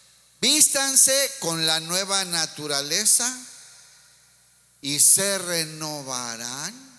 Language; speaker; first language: Spanish; native; Spanish